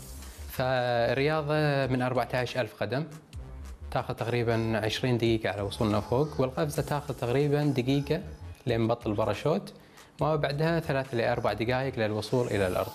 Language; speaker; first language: Arabic; native; Arabic